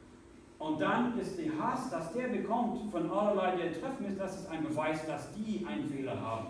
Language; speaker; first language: German; non-native, fluent; English